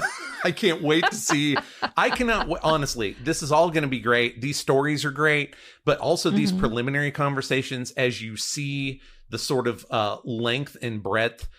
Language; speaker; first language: English; native; English